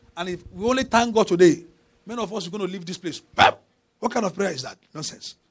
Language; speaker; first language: English; non-native, local second language; Yoruba